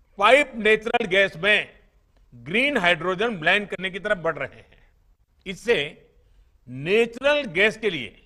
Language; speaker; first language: Hindi; non-native, local second language; Gujarati